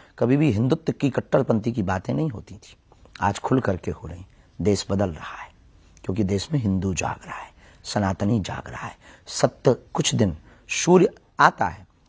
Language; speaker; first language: Hindi; native; Hindi